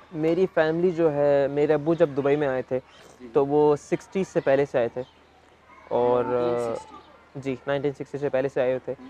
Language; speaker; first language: Urdu; native; Urdu